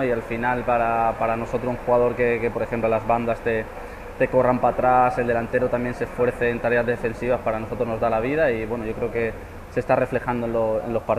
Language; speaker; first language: Spanish; native; Spanish